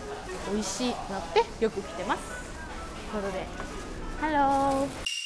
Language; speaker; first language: Japanese; native; Japanese